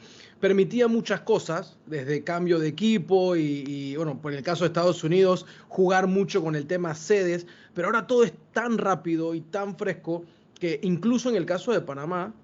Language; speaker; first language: Spanish; native; Spanish